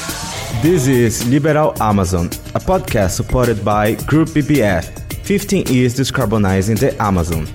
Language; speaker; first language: English; non-native, fluent; Portuguese